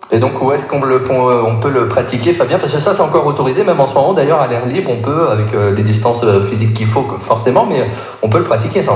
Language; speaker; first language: French; native; French